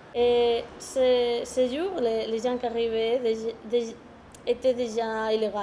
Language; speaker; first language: French; non-native, fluent; Spanish